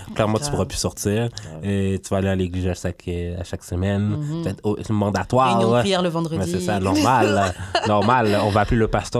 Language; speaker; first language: French; native; French